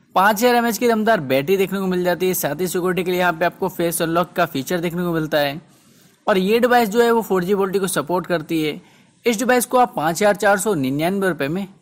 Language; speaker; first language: Hindi; native; Hindi